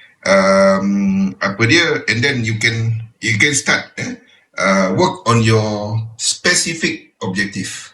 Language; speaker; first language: English; non-native, local second language; Malay